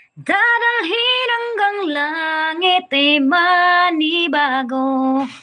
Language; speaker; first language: Filipino; non-native, local second language; Cebuano